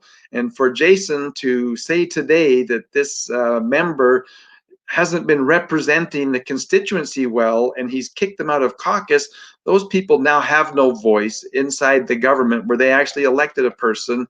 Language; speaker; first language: English; native; English